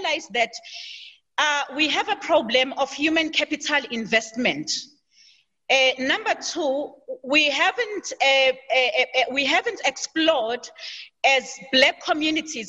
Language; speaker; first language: English; non-native, local second language; Zulu